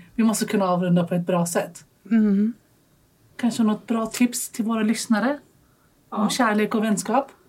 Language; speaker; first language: Swedish; early bilingual, other home language; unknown